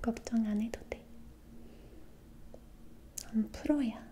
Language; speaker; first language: Korean; non-native, learner; English